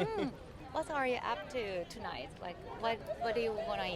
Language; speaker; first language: English; non-native, learner; Japanese